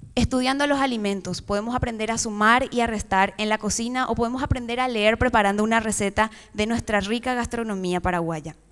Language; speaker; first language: Spanish; native; Spanish